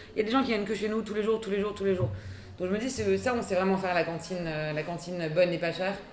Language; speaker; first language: French; native; French